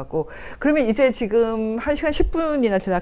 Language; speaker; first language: Korean; native; Korean